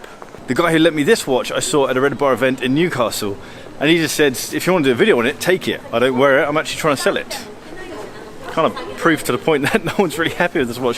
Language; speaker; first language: English; native; English